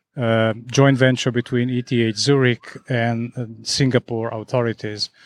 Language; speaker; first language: English; non-native, fluent; Italian